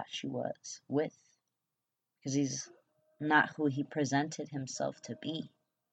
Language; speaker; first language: English; early bilingual, other home language; Spanish